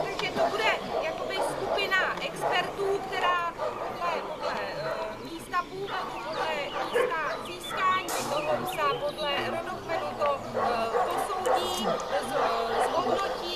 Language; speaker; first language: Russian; non-native, learner; Czech